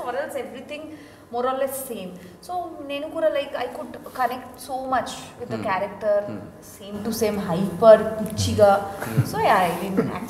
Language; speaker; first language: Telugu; non-native, local second language; Bangla